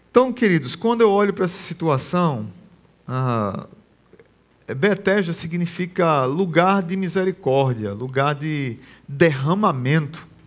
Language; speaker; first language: Portuguese; native; Portuguese